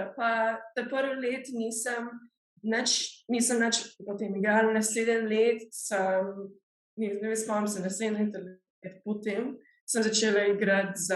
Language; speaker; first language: Slovenian; early bilingual, heritage; Slovenian